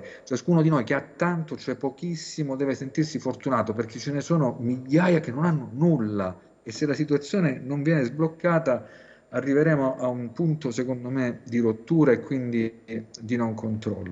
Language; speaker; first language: Italian; native; Italian